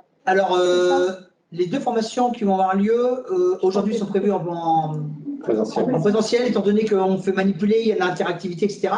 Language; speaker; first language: French; native; French